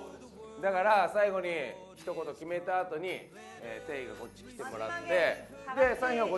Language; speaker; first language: Japanese; native; Japanese